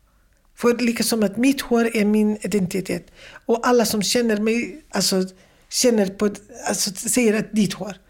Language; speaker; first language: Swedish; non-native, fluent; Kurdish